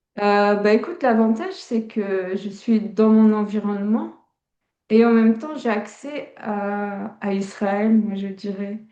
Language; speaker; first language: French; early bilingual, other home language; Tachelhit